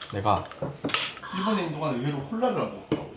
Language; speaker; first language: Korean; native; Korean